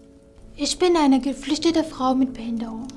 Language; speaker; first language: German; non-native, fluent; Kurdish